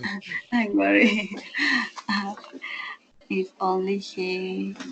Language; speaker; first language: English; non-native, learner; Spanish